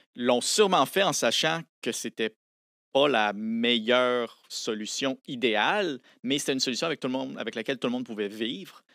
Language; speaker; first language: French; native; French